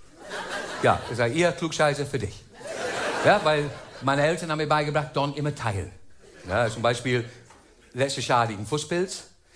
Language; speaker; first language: German; non-native, fluent; English